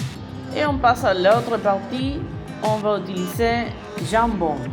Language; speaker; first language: French; non-native, fluent; Spanish